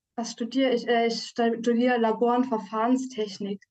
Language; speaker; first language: German; native; German